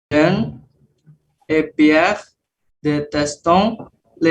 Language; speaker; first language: French; non-native, learner; Indonesian